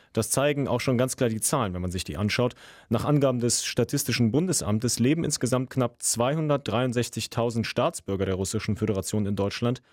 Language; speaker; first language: German; early bilingual, other home language; Russian